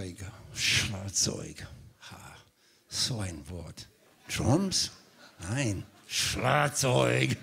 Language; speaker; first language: German; non-native, learner; English